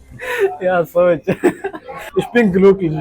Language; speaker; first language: German; non-native, fluent; Amharic